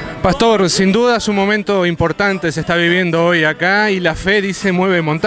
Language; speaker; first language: Spanish; native; Spanish